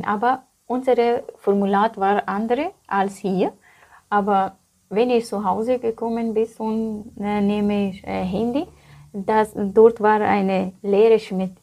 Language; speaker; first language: German; non-native, learner; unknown